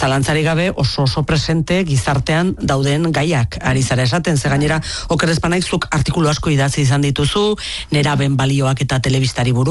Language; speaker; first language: Basque; native; Basque